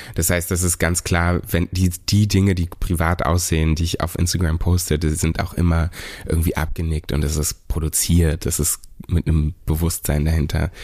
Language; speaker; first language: German; native; German